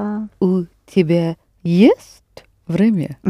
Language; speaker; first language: Russian; non-native, learner; English